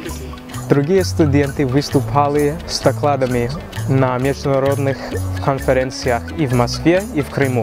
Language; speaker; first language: Russian; non-native, learner; English